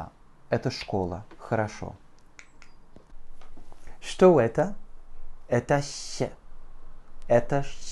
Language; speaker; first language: Russian; non-native, fluent; French